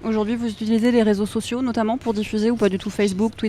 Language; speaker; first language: French; native; French